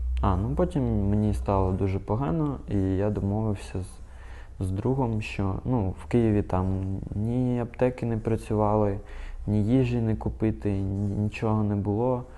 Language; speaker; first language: Ukrainian; non-native, local second language; Russian